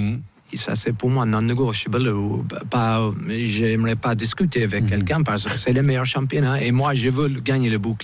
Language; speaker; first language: French; non-native, fluent; English